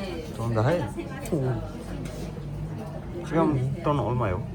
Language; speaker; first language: Korean; non-native, learner; Sinhala